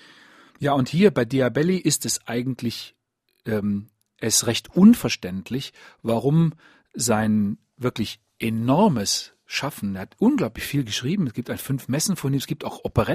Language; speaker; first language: German; native; German